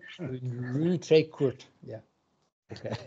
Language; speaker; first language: French; non-native, learner; English